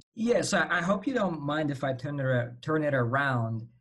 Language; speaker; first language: English; non-native, fluent; Slovak